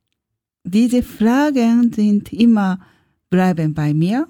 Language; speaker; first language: German; non-native, learner; Japanese